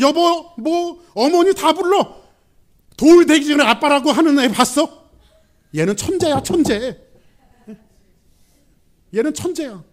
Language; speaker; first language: Korean; native; Korean